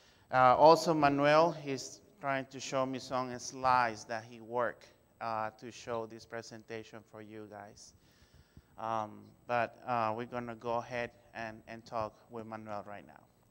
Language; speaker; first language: English; non-native, fluent; Spanish